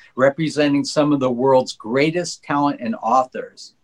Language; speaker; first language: English; native; English